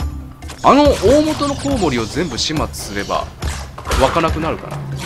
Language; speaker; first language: Japanese; native; Japanese